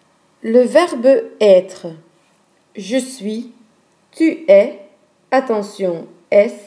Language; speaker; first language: French; non-native, fluent; Dutch